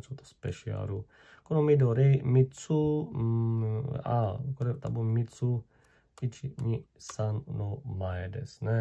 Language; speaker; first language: Japanese; non-native, learner; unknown